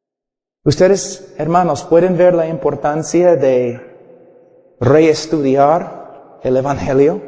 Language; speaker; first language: Spanish; non-native, fluent; English